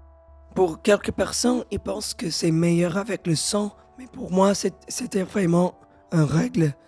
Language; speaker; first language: French; non-native, learner; English